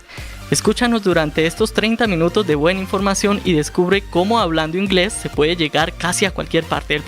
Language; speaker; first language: Spanish; native; Spanish